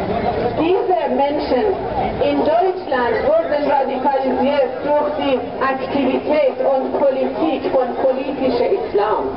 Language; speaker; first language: German; non-native, fluent; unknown